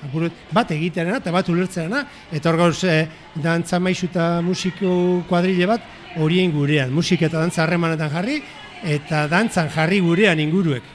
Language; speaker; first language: Basque; native; Basque